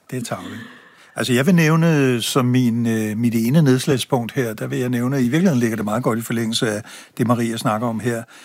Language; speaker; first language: Danish; native; Danish